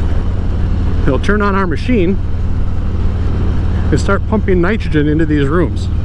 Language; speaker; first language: English; native; English